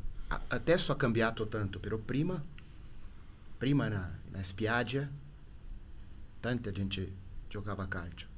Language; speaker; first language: Italian; non-native, learner; Portuguese